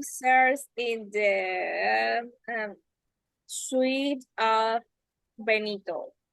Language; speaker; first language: English; non-native, learner; Spanish